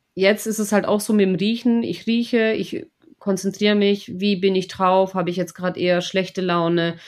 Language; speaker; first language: German; non-native, fluent; Russian